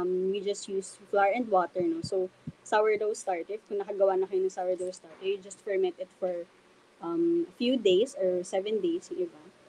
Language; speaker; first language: English; non-native, local second language; Filipino